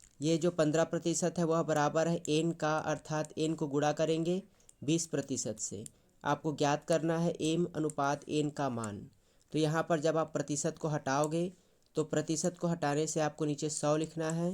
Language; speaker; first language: Hindi; native; Hindi